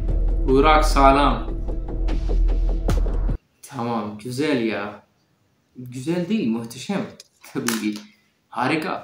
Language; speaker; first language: Turkish; non-native, fluent; Urdu